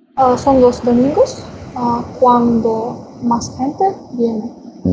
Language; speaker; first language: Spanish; non-native, learner; Russian